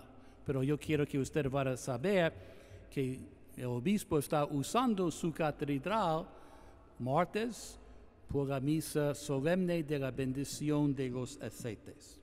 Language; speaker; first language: Spanish; non-native, fluent; English